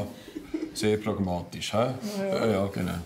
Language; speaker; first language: German; native; German